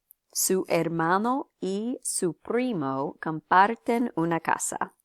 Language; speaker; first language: Spanish; non-native, fluent; English